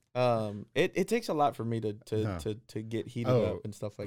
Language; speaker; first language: English; non-native, fluent; Spanish